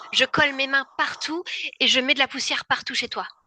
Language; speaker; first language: French; native; French